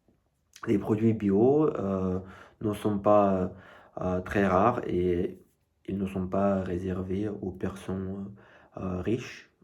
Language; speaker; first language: French; non-native, fluent; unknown